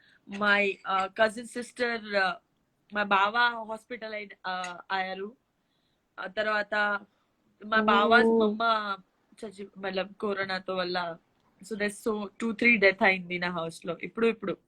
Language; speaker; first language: Telugu; non-native, learner; Gujarati